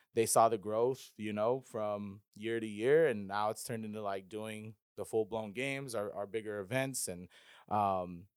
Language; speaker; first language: English; early bilingual, other home language; Filipino